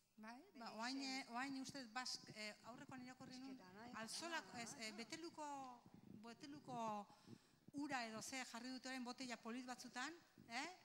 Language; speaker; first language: Basque; native; Basque